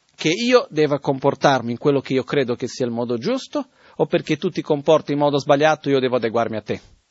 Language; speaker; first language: Italian; non-native, fluent; Portuguese